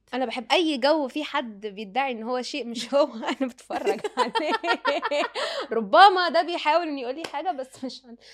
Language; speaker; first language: Egyptian Arabic; native; Egyptian Arabic